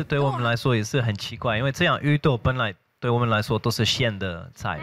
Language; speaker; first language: Chinese; non-native, fluent; French